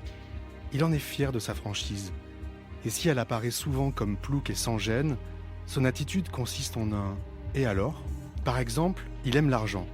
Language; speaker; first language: French; native; French